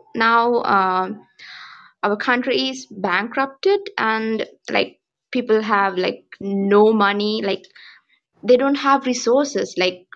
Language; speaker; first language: English; non-native, local second language; Sinhala